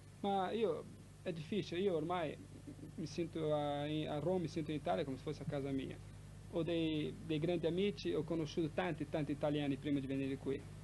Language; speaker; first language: Italian; non-native, fluent; Portuguese